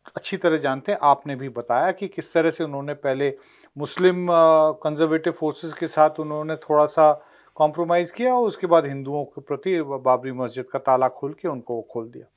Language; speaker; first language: Hindi; native; Hindi